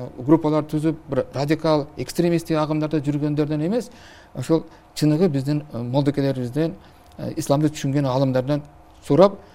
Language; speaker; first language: Kyrgyz; non-native, local second language; Uzbek